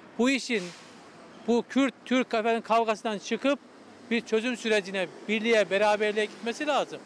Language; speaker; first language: Turkish; native; Turkish